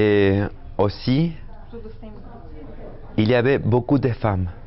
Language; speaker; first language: French; non-native, fluent; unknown